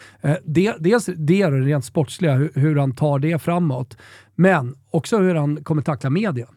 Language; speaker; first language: Swedish; native; Swedish